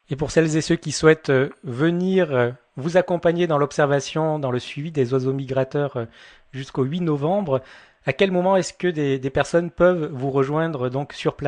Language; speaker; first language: French; native; French